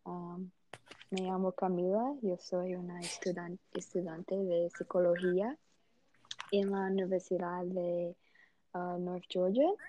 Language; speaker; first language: Spanish; early bilingual, heritage; Portuguese